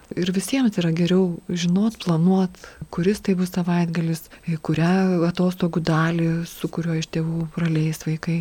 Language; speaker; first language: Lithuanian; native; Lithuanian